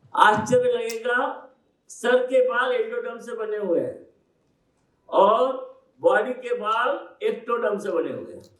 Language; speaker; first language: Hindi; native; Hindi